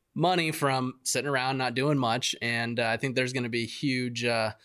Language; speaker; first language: English; native; English